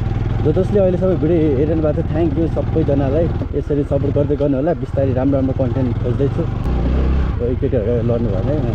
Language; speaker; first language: Nepali; native; Nepali